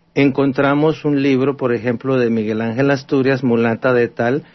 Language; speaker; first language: Spanish; native; Spanish